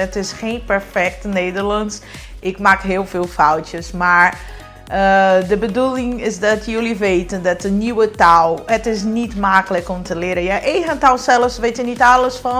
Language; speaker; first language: Dutch; non-native, fluent; Portuguese